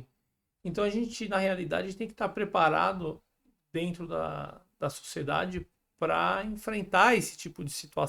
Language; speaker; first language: Portuguese; native; Portuguese